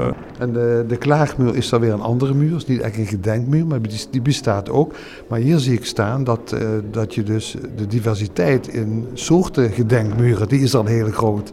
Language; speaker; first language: Dutch; native; Dutch